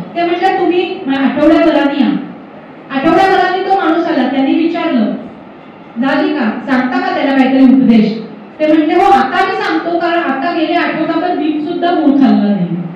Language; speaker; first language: Marathi; native; Marathi